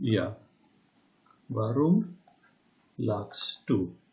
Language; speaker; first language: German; non-native, learner; Hindi